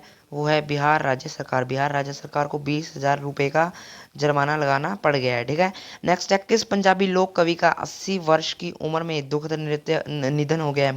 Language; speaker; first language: Hindi; native; Hindi